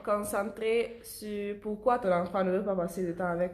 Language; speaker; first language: French; non-native, learner; Italian